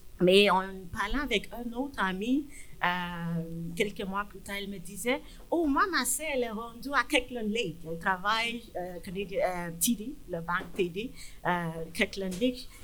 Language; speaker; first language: French; non-native, fluent; Yoruba